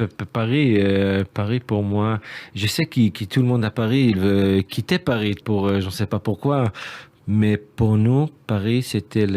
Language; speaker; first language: French; non-native, learner; Hebrew